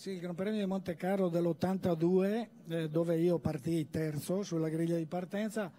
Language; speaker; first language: Italian; native; Italian